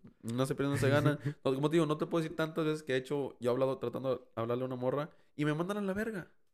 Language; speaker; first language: Spanish; early bilingual, heritage; Spanish